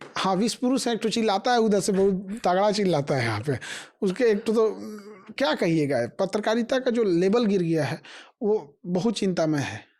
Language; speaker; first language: Hindi; native; Hindi